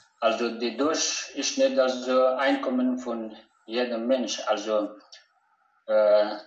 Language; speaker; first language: German; non-native, learner; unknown